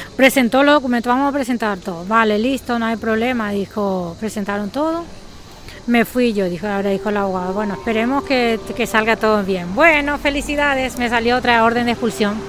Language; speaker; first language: Spanish; native; Spanish